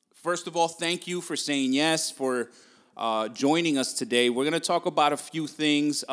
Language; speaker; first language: English; native; English